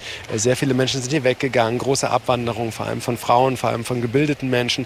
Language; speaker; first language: German; native; German